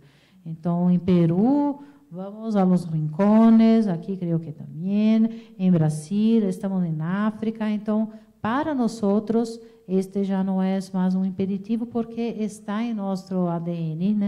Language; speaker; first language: Spanish; non-native, fluent; Portuguese